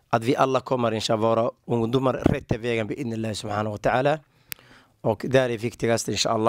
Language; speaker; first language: Swedish; non-native, learner; Somali